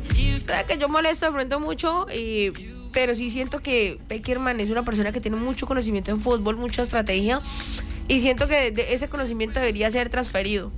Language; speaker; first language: Spanish; native; Spanish